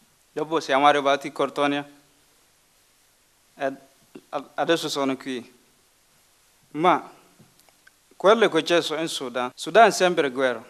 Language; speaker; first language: Italian; non-native, learner; Masai